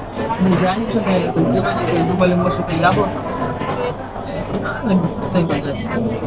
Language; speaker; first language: Russian; native; Russian